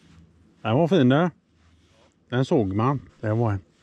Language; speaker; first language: Swedish; native; Swedish